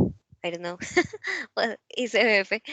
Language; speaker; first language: English; non-native, learner; Spanish